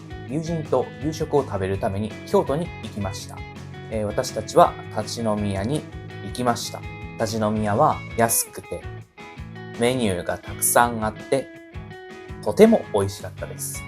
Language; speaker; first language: Japanese; native; Japanese